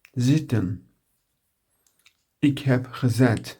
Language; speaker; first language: Dutch; non-native, learner; Turkish